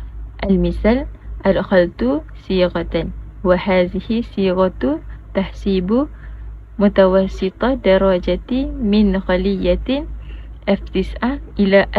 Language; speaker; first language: Arabic; non-native, learner; Malay